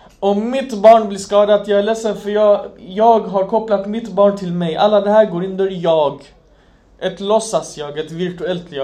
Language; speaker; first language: Swedish; non-native, fluent; Arabic